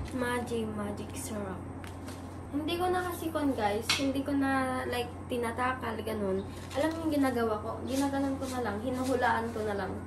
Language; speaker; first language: Filipino; non-native, local second language; Iloko